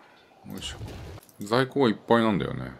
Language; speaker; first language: Japanese; native; Japanese